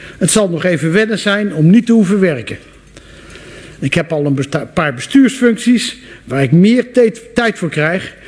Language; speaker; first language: Dutch; native; Dutch